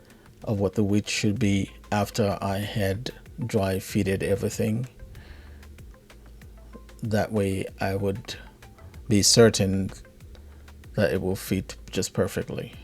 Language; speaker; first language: English; native; English